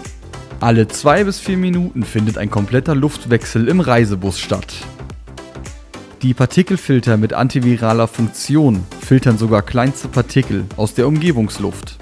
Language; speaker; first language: German; native; German